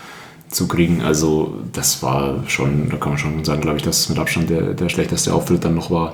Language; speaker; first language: German; native; German